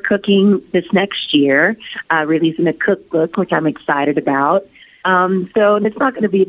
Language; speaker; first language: English; native; English